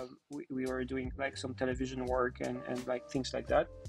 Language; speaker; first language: English; non-native, fluent; Polish